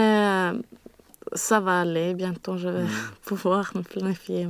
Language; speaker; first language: French; non-native, learner; Swedish